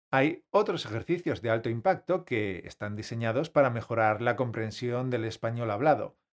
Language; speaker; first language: Spanish; native; Spanish